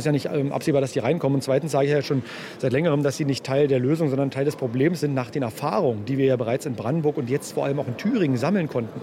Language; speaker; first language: German; native; German